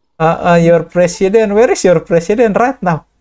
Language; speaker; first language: English; non-native, learner; Indonesian